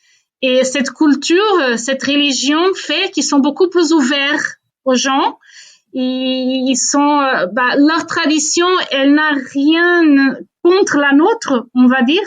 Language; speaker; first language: French; non-native, fluent; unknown